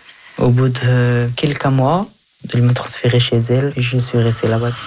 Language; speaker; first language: French; early bilingual, other home language; Hazaragi